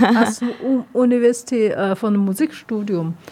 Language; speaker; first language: German; non-native, learner; Chinese